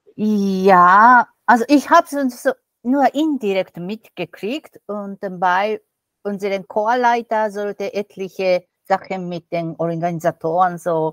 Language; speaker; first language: German; non-native, fluent; Japanese